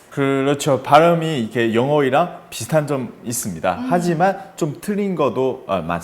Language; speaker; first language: Korean; non-native, fluent; Chinese